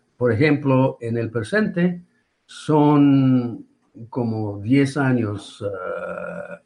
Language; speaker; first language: Spanish; non-native, fluent; Japanese